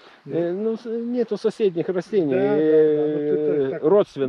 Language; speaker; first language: Russian; non-native, fluent; Lithuanian